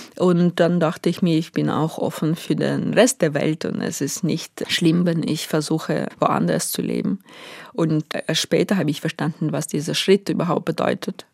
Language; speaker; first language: German; non-native, fluent; Ukrainian